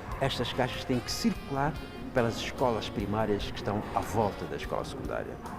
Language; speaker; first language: Portuguese; non-native, local second language; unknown